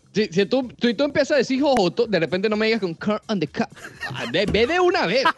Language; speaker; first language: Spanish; native; Spanish